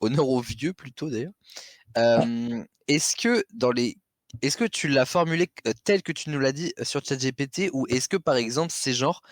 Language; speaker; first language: French; native; French